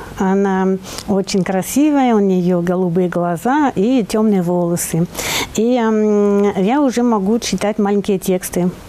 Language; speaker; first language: Russian; non-native, fluent; French